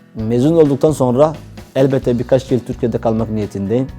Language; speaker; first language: Turkish; non-native, fluent; Somali